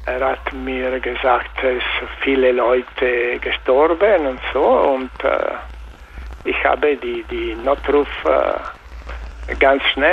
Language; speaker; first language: German; non-native, learner; Italian